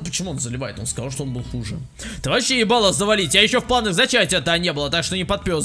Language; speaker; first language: Russian; native; Russian